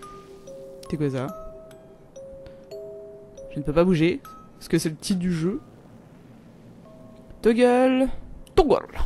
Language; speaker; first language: French; native; French